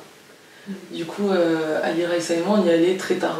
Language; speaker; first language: French; early bilingual, other home language; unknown